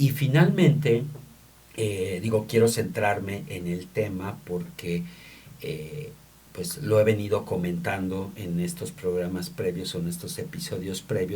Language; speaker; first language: Spanish; native; Spanish